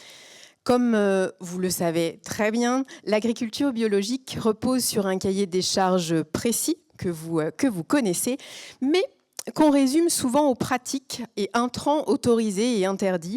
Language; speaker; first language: French; native; French